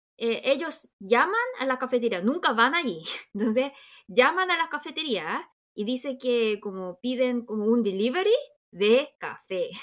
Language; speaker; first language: Spanish; early bilingual, other home language; Korean